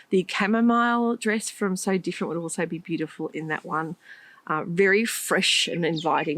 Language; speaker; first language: English; native; English